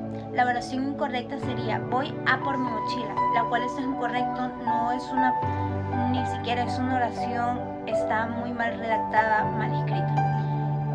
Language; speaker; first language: Spanish; native; Spanish